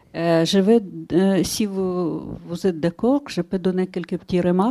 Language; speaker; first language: French; non-native, fluent; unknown